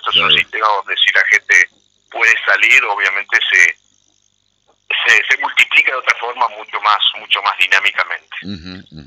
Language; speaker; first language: Spanish; native; Spanish